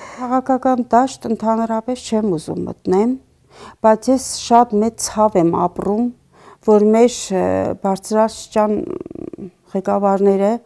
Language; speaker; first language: Armenian; native; Armenian